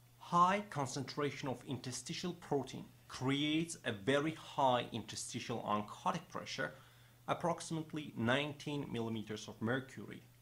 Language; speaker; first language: English; non-native, fluent; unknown